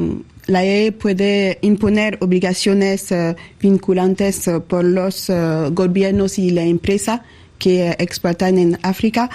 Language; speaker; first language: Spanish; non-native, learner; French